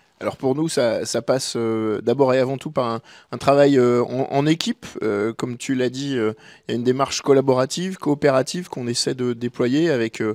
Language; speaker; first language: French; native; French